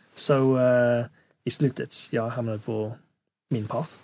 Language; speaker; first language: Swedish; non-native, fluent; English